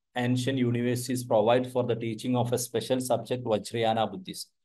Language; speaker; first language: English; non-native, local second language; Malayalam